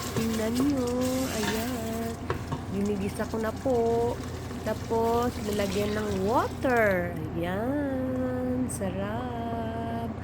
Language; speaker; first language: Filipino; non-native, local second language; Hiligaynon